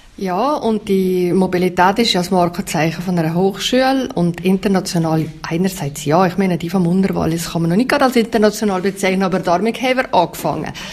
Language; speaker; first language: German; native; German